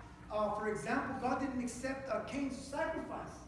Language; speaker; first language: English; early bilingual, other home language; Spanish